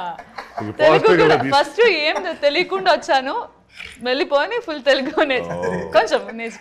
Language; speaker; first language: Telugu; non-native, learner; Malayalam